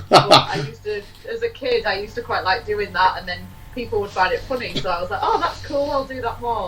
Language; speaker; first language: English; native; English